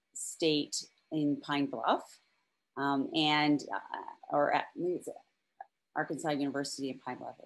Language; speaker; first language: English; native; English